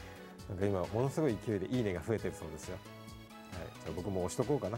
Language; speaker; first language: Japanese; native; Japanese